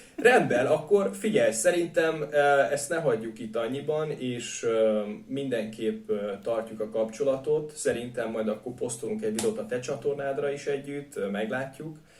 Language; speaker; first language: Hungarian; native; Hungarian